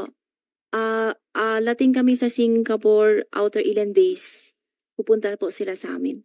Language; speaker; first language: Filipino; non-native, learner; Chinese